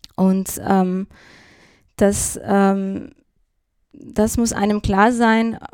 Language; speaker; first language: German; non-native, fluent; Greek